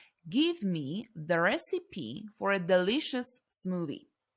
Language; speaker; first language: English; non-native, fluent; Polish